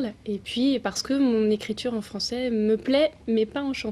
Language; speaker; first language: French; native; French